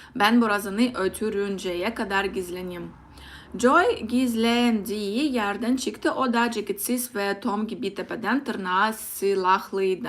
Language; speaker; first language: Turkish; non-native, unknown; Russian